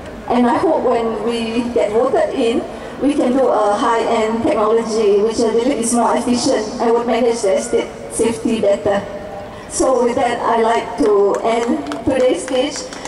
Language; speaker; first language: English; non-native, local second language; Malay